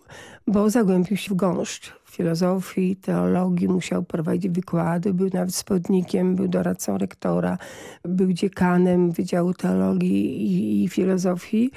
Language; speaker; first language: Polish; native; Polish